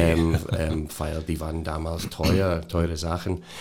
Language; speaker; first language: German; non-native, fluent; English